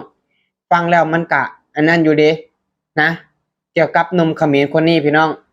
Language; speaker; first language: Thai; non-native, local second language; Lao